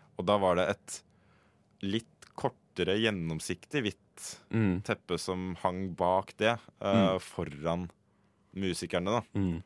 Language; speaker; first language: Norwegian; native; Norwegian